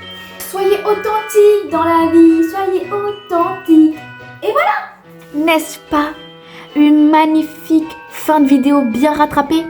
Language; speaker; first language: French; native; French